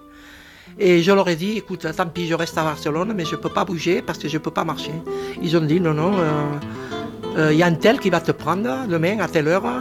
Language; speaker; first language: French; non-native, fluent; Spanish